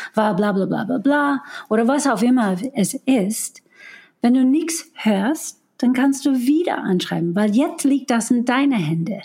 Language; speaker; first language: German; non-native, fluent; English